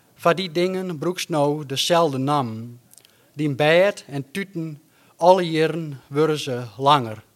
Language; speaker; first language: Dutch; non-native, local second language; Western Frisian